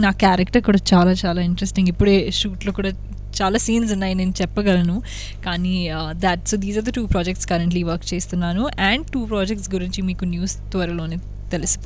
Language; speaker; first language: Telugu; non-native, local second language; Hindi